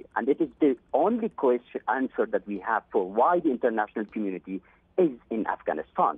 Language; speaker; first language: English; non-native, fluent; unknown